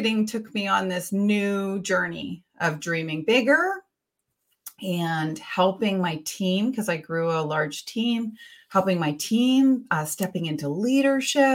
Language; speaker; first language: English; native; English